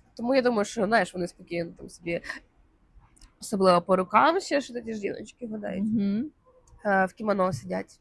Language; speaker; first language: Ukrainian; native; Ukrainian